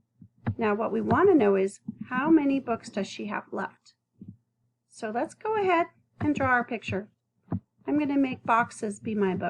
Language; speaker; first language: English; native; English